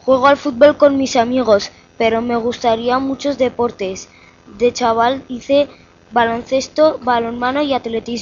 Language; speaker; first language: Spanish; native; Spanish